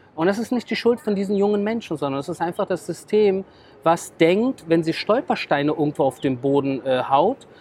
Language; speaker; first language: German; native; German